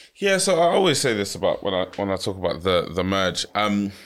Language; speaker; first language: English; early bilingual, other home language; Yoruba